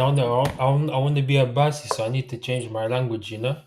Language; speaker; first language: English; early bilingual, heritage; Arabic